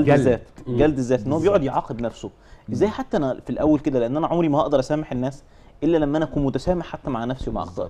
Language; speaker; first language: Arabic; native; Arabic